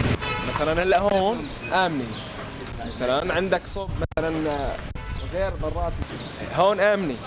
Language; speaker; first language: Arabic; native; Arabic